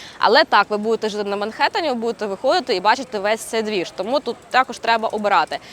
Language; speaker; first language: Ukrainian; native; Ukrainian